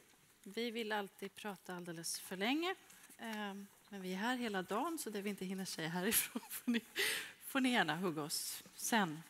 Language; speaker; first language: Swedish; native; Swedish